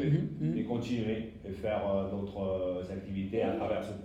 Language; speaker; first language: French; non-native, fluent; Spanish